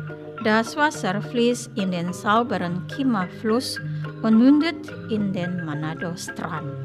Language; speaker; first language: German; non-native, fluent; Indonesian